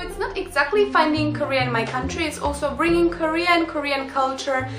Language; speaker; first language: English; non-native, fluent; Polish